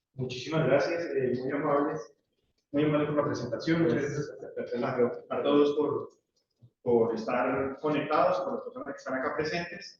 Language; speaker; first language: Spanish; native; Spanish